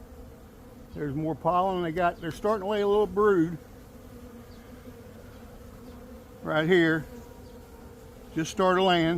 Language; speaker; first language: English; native; English